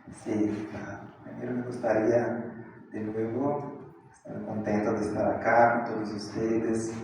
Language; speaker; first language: Spanish; non-native, fluent; Portuguese